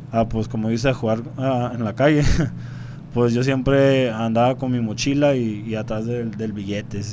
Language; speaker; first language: Spanish; early bilingual, heritage; Spanish